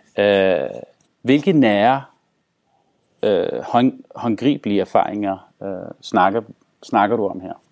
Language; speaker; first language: Danish; non-native, local second language; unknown